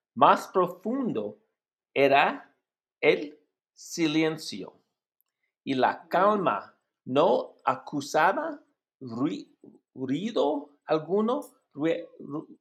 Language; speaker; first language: Spanish; non-native, learner; English